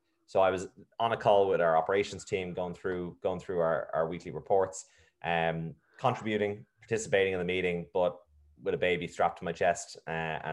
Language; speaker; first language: English; native; English